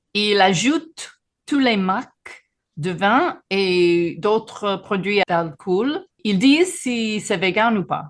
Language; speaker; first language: French; non-native, fluent; English